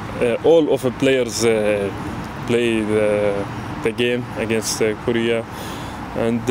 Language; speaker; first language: English; non-native, learner; Arabic